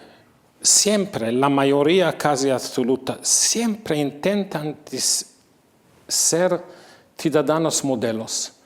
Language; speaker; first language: Spanish; non-native, fluent; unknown